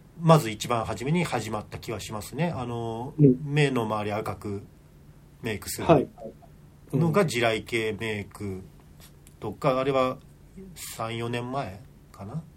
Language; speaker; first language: Japanese; native; Japanese